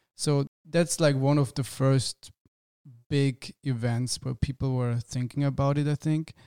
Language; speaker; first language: English; non-native, fluent; German